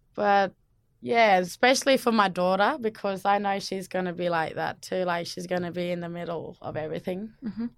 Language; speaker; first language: English; non-native, local second language; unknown